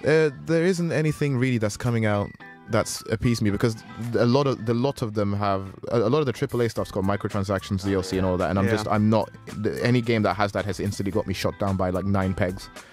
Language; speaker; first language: English; native; English